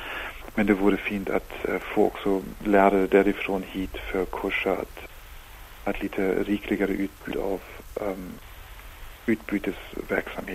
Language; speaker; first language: Swedish; non-native, fluent; German